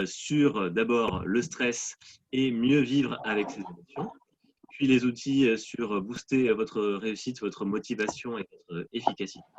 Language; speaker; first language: French; native; French